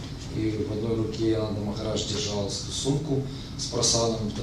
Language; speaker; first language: Russian; native; Russian